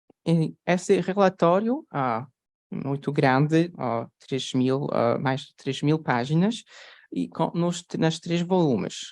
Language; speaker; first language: Portuguese; non-native, fluent; Polish